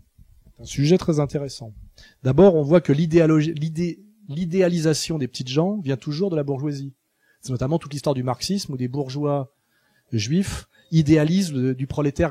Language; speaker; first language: French; native; French